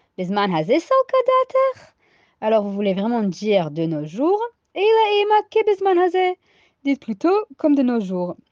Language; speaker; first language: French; non-native, fluent; English